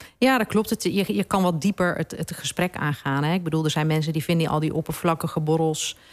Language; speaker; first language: Dutch; native; Dutch